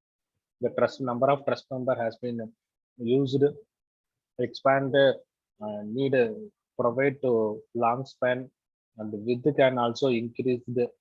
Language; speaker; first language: English; non-native, local second language; Tamil